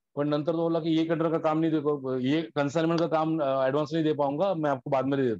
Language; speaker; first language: Hindi; non-native, local second language; Marathi